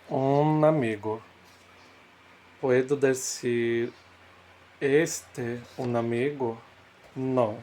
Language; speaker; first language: Spanish; non-native, fluent; Portuguese